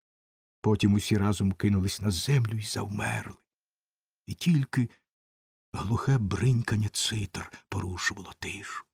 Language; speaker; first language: Ukrainian; native; Ukrainian